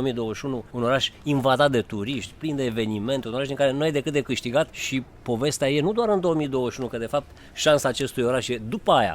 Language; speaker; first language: Romanian; native; Romanian